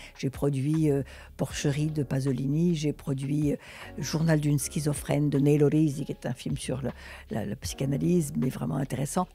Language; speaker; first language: French; early bilingual, other home language; Russian